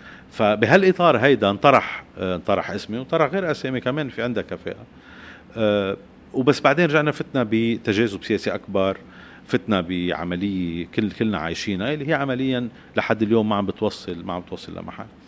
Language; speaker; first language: Arabic; native; Arabic